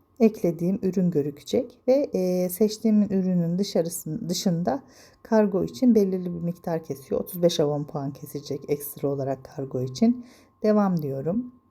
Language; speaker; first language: Turkish; native; Turkish